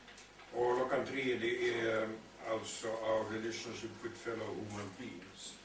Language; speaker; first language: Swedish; non-native, learner; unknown